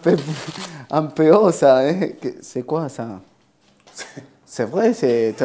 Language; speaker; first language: French; non-native, fluent; Spanish